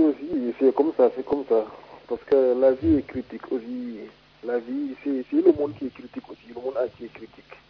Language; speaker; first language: French; non-native, local second language; Wolof